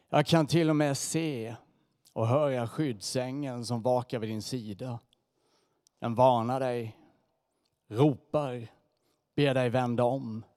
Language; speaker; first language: Swedish; native; Swedish